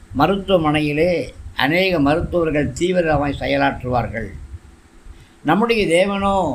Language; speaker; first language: Tamil; native; Tamil